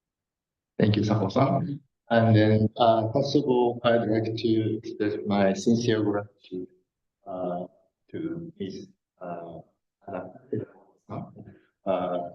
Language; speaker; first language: English; non-native, fluent; Japanese